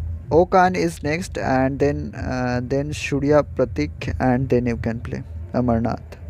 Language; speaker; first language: English; non-native, local second language; Bangla